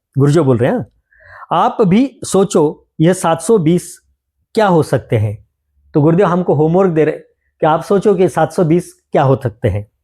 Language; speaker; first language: Hindi; non-native, local second language; Marathi